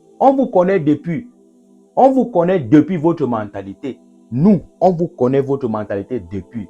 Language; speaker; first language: French; non-native, local second language; English